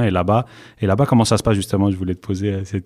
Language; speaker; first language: French; native; French